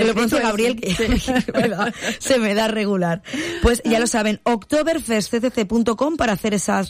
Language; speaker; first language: Spanish; native; Spanish